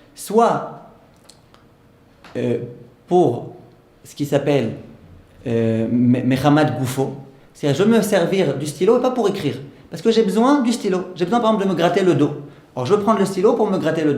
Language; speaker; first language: French; native; French